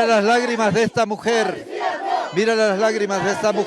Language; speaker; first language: Spanish; native; Spanish